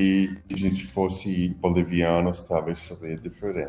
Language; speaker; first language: Portuguese; non-native, fluent; English